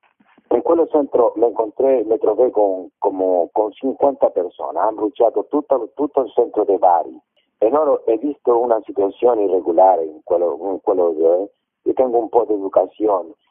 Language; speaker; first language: Italian; non-native, learner; Spanish